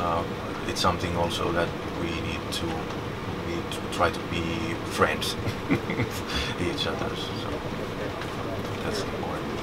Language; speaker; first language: English; non-native, fluent; Finnish